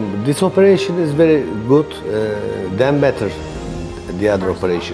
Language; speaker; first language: English; non-native, learner; Turkish